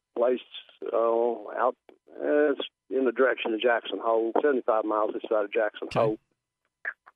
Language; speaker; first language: English; native; English